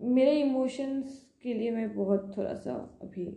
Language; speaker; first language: Hindi; non-native, local second language; Bangla